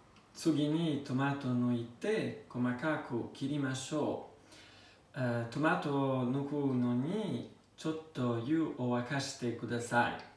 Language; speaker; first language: Japanese; non-native, learner; Italian